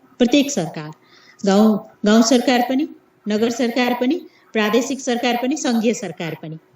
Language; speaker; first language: Nepali; non-native, local second language; Awadhi